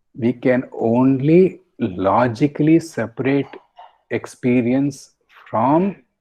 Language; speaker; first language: English; non-native, local second language; Kannada